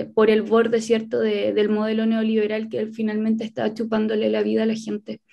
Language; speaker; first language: Spanish; native; Spanish